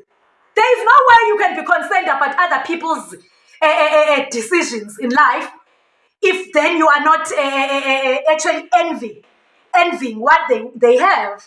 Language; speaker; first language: English; non-native, local second language; Xhosa